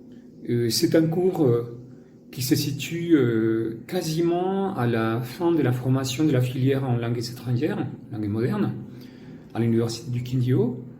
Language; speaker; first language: French; non-native, fluent; Spanish